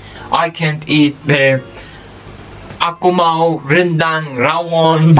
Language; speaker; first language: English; non-native, learner; Turkish